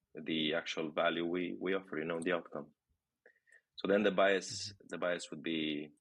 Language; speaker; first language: English; non-native, fluent; Romanian